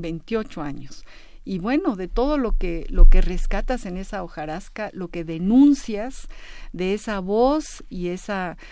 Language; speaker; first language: Spanish; native; Spanish